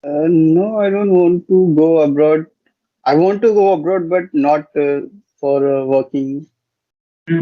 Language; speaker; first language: English; non-native, learner; Hindi